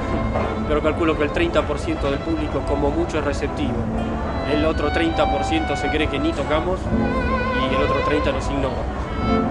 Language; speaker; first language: Spanish; native; Spanish